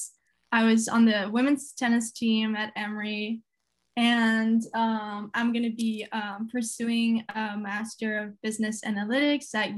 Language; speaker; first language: English; non-native, fluent; French